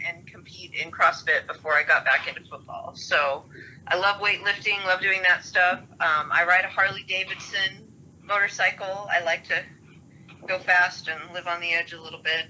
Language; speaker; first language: English; native; English